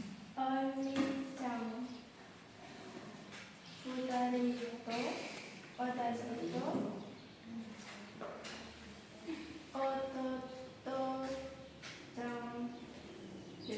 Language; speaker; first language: Japanese; non-native, learner; Indonesian